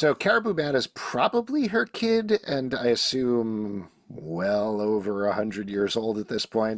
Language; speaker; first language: English; native; English